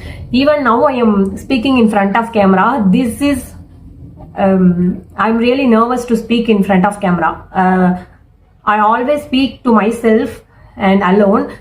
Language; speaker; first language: English; non-native, learner; Tamil